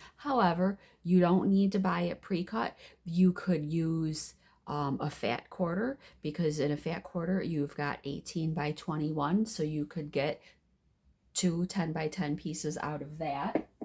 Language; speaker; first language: English; native; English